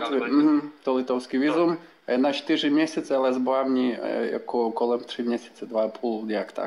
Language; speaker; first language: Czech; non-native, learner; Ukrainian